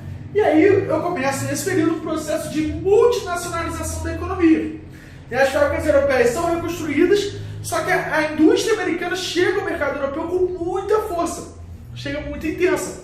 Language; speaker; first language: Portuguese; native; Portuguese